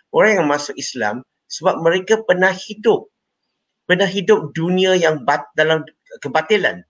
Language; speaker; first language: Malay; non-native, local second language; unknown